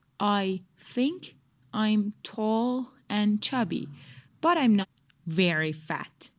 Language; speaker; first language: English; non-native, fluent; Persian